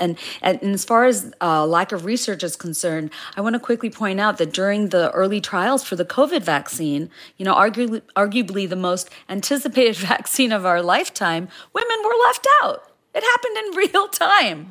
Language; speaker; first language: English; non-native, local second language; Bangla